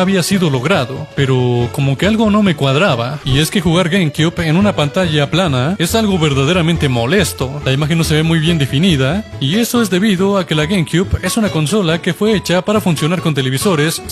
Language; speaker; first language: Spanish; native; Spanish